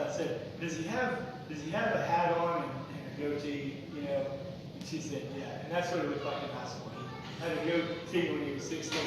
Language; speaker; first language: English; native; English